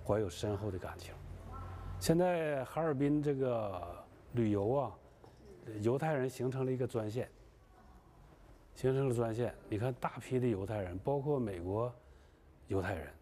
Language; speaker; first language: Chinese; native; Chinese